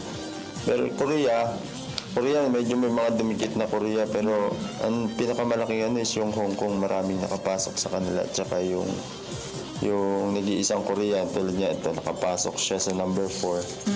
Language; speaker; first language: Filipino; native; Filipino